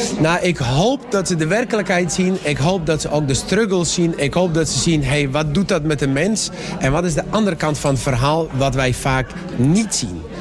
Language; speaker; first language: Dutch; early bilingual, other home language; Persian